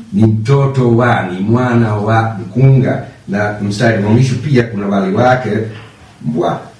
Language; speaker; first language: Swahili; non-native, fluent; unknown